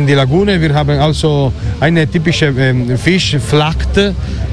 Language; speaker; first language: German; non-native, learner; Italian